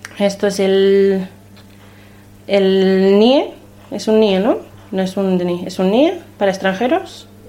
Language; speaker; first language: Spanish; early bilingual, other home language; Romanian